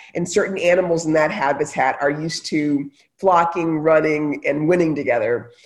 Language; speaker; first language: English; native; English